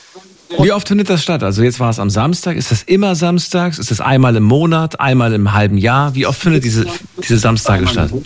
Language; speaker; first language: German; native; German